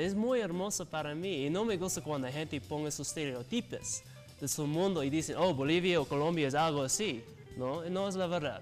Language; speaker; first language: Spanish; non-native, learner; English